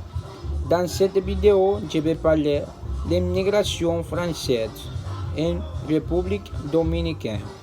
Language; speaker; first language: French; non-native, learner; Spanish